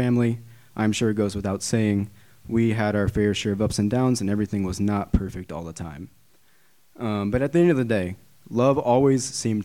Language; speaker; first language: English; native; English